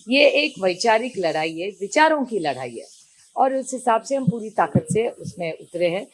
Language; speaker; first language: Hindi; non-native, local second language; Marathi